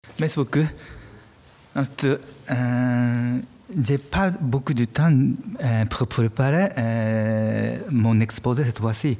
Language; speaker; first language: French; non-native, fluent; Japanese